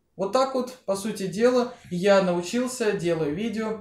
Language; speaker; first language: Russian; native; Russian